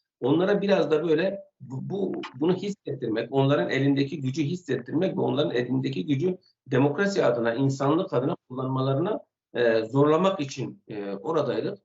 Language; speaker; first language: Turkish; non-native, local second language; Kurdish